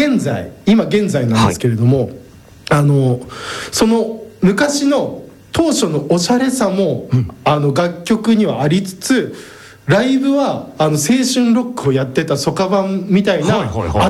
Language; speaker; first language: Japanese; native; Japanese